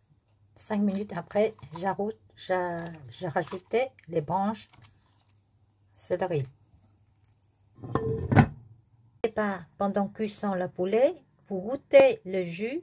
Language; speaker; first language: French; non-native, learner; Vietnamese